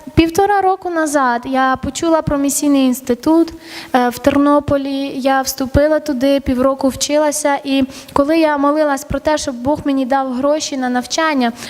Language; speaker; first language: Ukrainian; early bilingual, other home language; Armenian